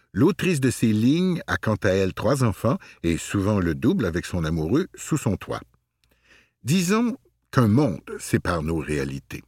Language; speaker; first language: French; native; French